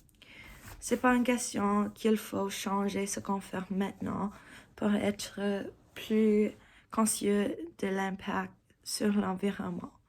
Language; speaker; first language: French; non-native, learner; English